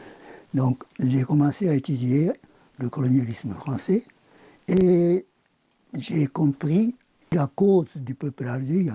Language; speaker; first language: French; non-native, fluent; Japanese